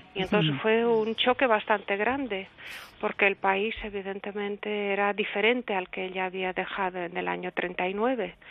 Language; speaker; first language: Spanish; early bilingual, other home language; Russian